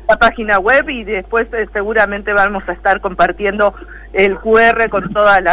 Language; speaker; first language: Spanish; native; Spanish